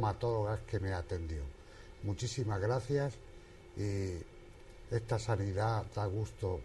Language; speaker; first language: Spanish; native; Spanish